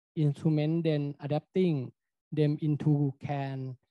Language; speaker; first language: English; non-native, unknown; Thai